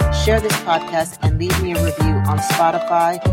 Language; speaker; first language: English; early bilingual, other home language; Spanish